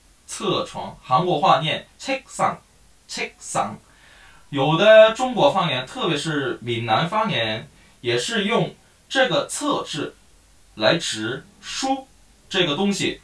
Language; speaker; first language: Chinese; non-native, fluent; Korean